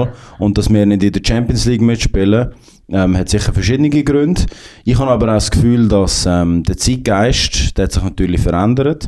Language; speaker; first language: German; native; German